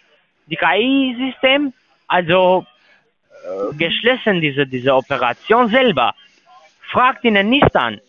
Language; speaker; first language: German; non-native, learner; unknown